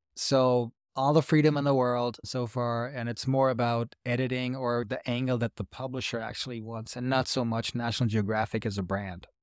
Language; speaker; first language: English; non-native, fluent; German